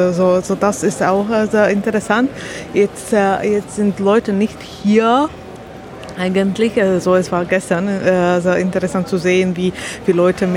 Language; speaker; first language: German; non-native, learner; Slovak